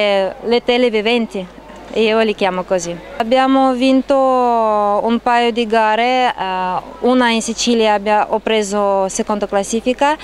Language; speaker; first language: Italian; non-native, learner; Russian